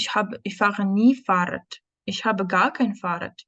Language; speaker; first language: German; non-native, fluent; Ukrainian